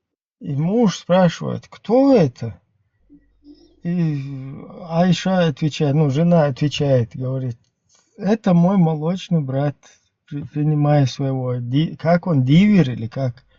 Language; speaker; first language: Russian; native; Russian